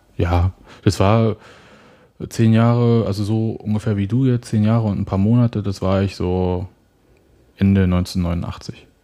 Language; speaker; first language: German; native; German